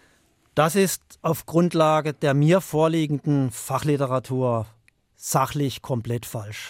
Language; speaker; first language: German; native; German